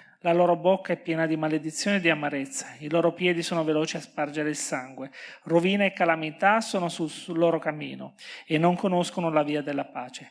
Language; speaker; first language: Italian; native; Italian